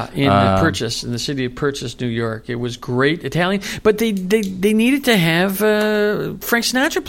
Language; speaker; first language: English; native; English